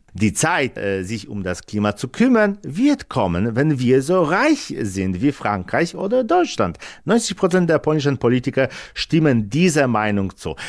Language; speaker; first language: German; non-native, fluent; Polish